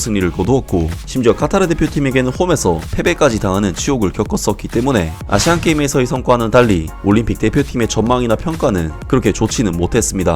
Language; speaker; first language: Korean; native; Korean